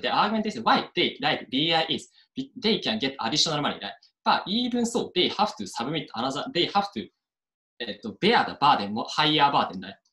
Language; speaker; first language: English; non-native, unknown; Japanese